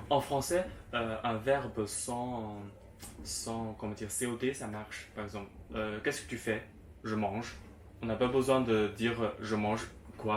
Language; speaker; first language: French; non-native, fluent; Chinese